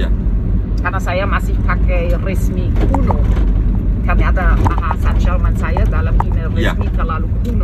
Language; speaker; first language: Indonesian; non-native, fluent; German